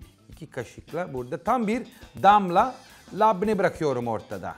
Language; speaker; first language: Turkish; non-native, fluent; Italian